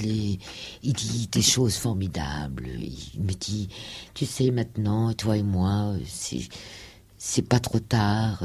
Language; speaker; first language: French; non-native, fluent; Danish